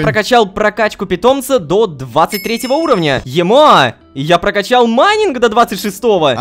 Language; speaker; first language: Russian; native; Russian